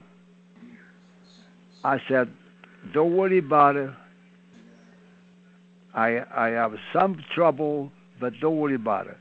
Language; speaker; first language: English; non-native, learner; Italian